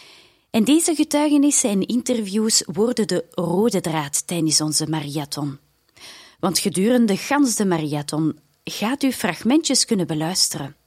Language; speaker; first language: Dutch; native; Dutch